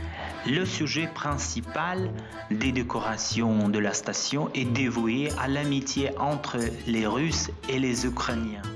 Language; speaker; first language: French; non-native, fluent; Russian